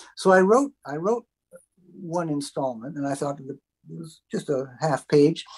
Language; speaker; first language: English; native; English